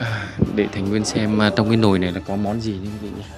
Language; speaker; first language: Vietnamese; native; Vietnamese